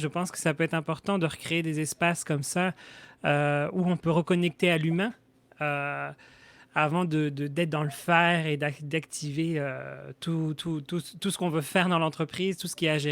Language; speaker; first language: French; native; French